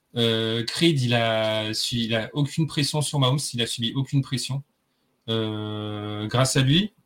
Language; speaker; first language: French; native; French